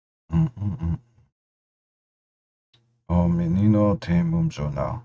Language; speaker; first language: Portuguese; non-native, learner; English